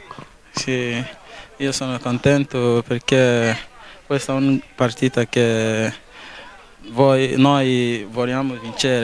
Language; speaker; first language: Italian; non-native, learner; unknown